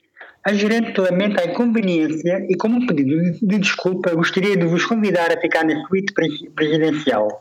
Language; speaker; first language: Portuguese; native; Portuguese